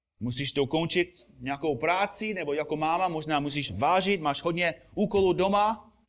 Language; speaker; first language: Czech; non-native, fluent; English